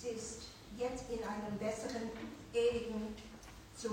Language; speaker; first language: German; non-native, fluent; Chinese